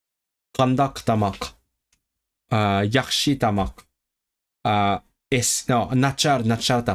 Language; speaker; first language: Uzbek; non-native, learner; Cantonese